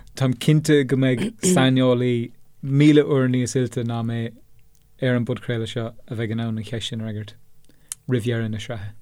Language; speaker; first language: Irish; non-native, local second language; English